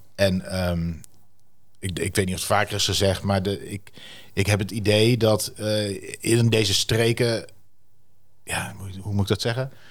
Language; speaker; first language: Dutch; native; Dutch